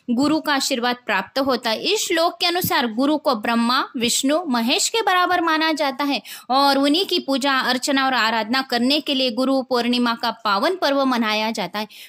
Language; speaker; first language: Hindi; non-native, local second language; Marathi